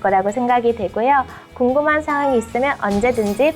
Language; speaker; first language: Korean; non-native, fluent; Mongolian